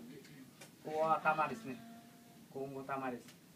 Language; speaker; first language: Japanese; non-native, learner; Vietnamese